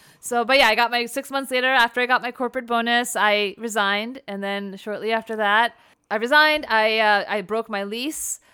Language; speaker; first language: English; native; English